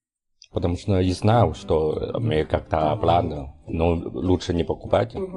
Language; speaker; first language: Russian; non-native, learner; Chinese